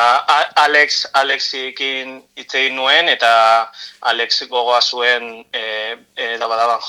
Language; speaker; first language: Basque; non-native, local second language; Spanish